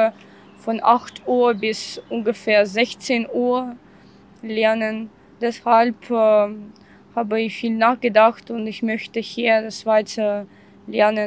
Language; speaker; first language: German; non-native, learner; Ukrainian